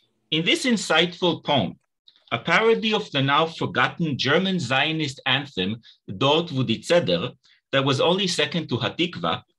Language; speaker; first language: English; non-native, fluent; Hebrew